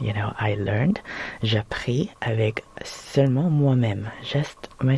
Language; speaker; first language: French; non-native, learner; Filipino